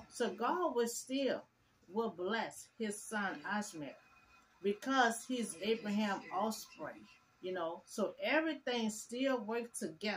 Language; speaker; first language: English; native; English